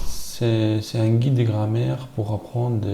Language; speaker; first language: French; non-native, learner; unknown